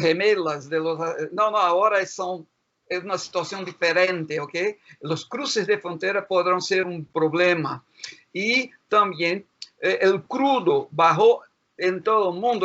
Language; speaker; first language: Spanish; non-native, fluent; Portuguese